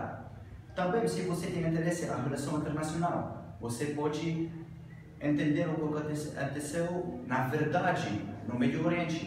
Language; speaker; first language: Portuguese; non-native, learner; Arabic